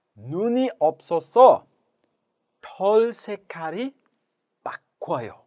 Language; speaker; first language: Korean; non-native, learner; English